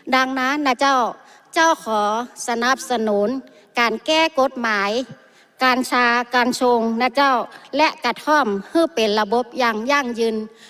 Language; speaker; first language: Thai; native; Thai